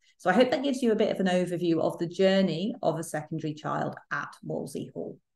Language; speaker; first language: English; native; English